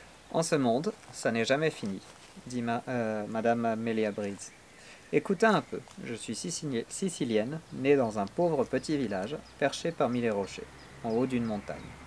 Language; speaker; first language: French; native; French